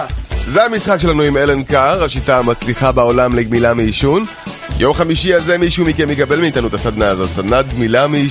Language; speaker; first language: Hebrew; native; Hebrew